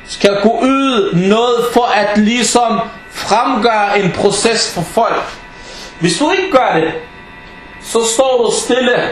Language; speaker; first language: Danish; early bilingual, other home language; Arabic